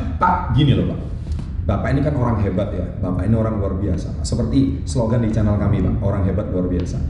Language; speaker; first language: Indonesian; native; Indonesian